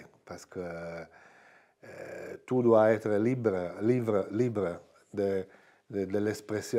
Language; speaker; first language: French; non-native, fluent; Italian